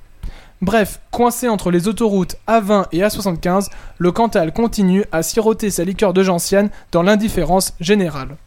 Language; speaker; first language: French; native; French